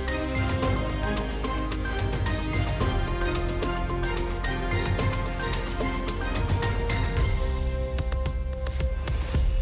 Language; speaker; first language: English; native; English